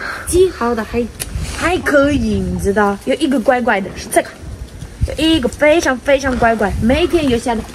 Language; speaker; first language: Chinese; non-native, learner; Ukrainian